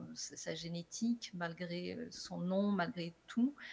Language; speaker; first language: French; native; French